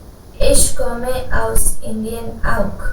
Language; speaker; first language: German; non-native, learner; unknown